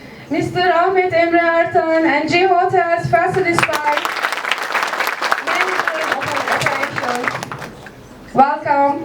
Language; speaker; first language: English; non-native, fluent; Turkish